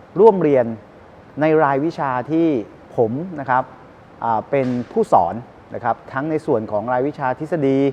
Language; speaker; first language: Thai; native; Thai